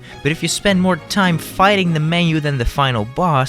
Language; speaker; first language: English; native; English